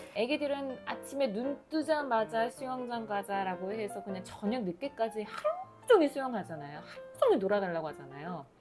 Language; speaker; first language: Korean; native; Korean